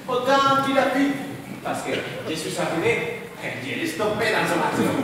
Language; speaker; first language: French; non-native, learner; Spanish